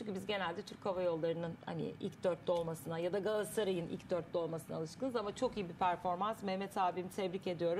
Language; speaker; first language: Turkish; native; Turkish